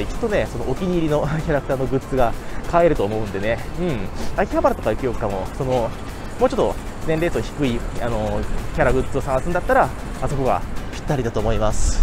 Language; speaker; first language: Japanese; native; Japanese